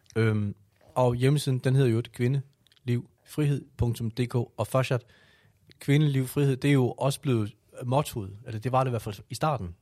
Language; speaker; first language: Danish; native; Danish